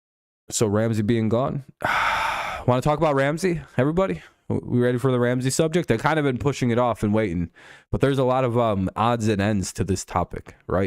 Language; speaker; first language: English; native; English